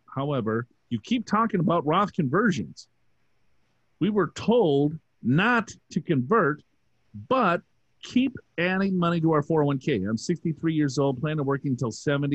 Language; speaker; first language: English; native; English